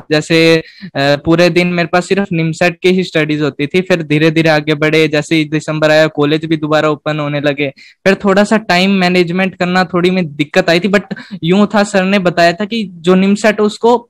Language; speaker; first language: Hindi; native; Hindi